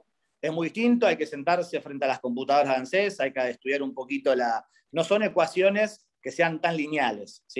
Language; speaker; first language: Spanish; native; Spanish